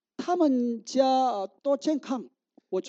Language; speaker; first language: Chinese; non-native, learner; Korean